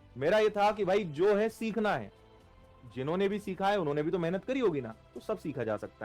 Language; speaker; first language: Hindi; native; Hindi